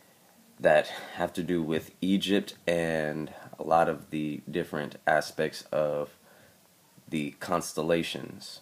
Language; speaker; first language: English; native; English